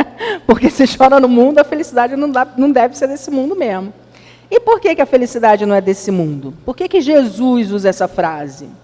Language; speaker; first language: Portuguese; native; Portuguese